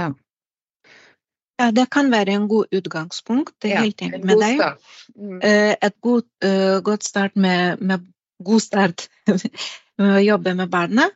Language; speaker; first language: Norwegian; non-native, fluent; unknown